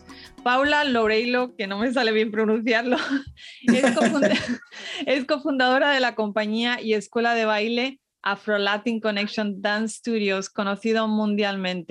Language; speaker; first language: Spanish; native; Spanish